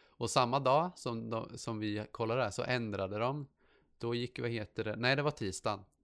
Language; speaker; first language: Swedish; native; Swedish